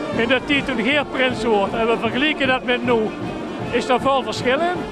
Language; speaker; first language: Dutch; non-native, local second language; Limburgish